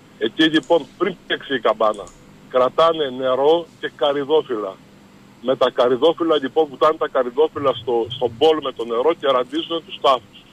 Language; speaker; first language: Greek; native; Greek